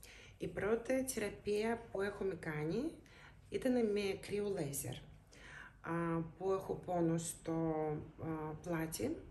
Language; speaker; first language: Greek; non-native, learner; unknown